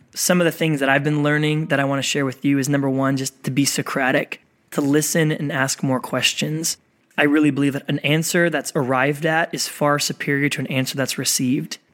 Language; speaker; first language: English; native; English